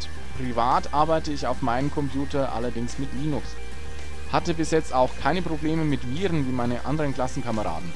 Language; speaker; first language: German; native; German